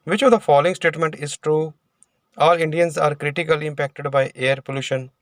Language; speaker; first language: English; non-native, local second language; Punjabi